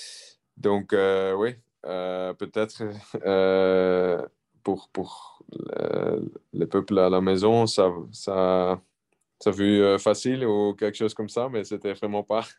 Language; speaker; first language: French; non-native, local second language; Dutch